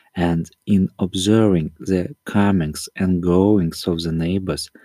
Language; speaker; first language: English; non-native, learner; Russian